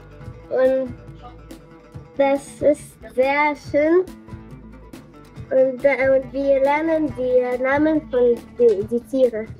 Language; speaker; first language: German; non-native, learner; Arabic